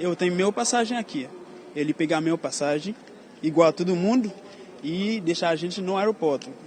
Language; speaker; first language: Portuguese; non-native, learner; Haitian Creole